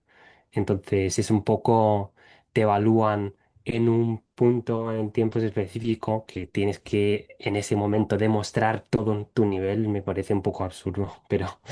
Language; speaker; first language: Spanish; non-native, fluent; English